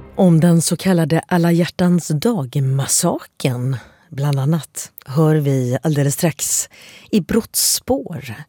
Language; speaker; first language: Swedish; native; Swedish